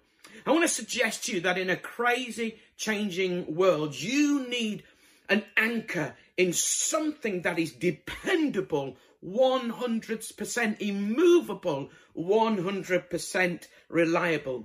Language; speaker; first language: English; native; English